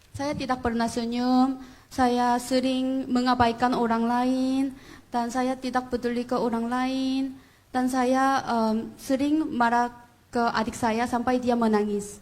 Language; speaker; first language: Indonesian; non-native, learner; Korean